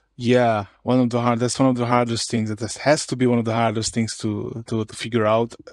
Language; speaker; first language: English; non-native, fluent; Hungarian